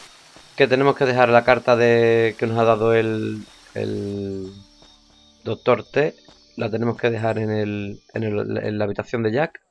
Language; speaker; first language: Spanish; native; Spanish